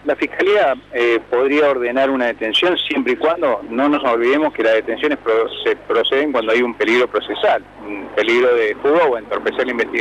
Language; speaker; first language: Spanish; native; Spanish